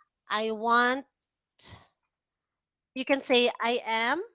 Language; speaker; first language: English; non-native, fluent; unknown